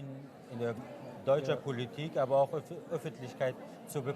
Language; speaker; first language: German; non-native, fluent; Kurdish